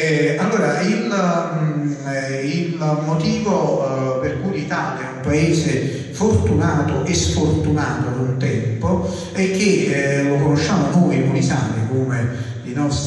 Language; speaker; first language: Italian; native; Italian